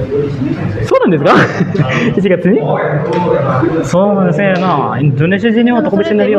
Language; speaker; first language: Japanese; non-native, fluent; Indonesian